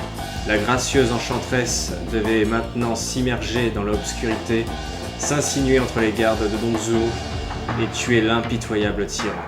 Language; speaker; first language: French; native; French